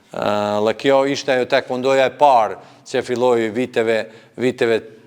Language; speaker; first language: Albanian; native; Albanian